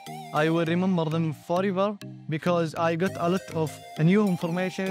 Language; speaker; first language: English; non-native, learner; Arabic